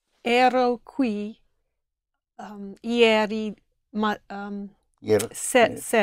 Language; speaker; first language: Italian; non-native, learner; English